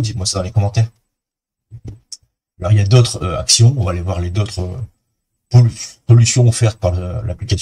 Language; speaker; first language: French; native; French